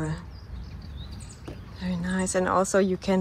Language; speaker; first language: English; non-native, learner; German